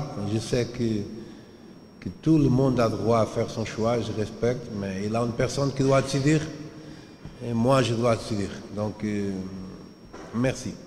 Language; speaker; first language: French; non-native, learner; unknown